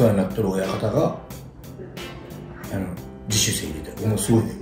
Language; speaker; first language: Japanese; native; Japanese